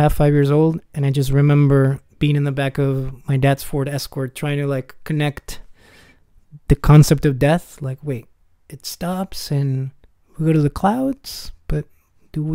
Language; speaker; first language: English; early bilingual, other home language; Spanish